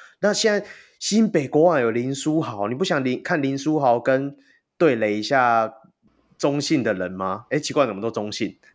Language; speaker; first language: Chinese; native; Chinese